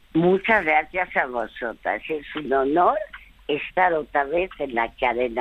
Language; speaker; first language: Spanish; early bilingual, other home language; French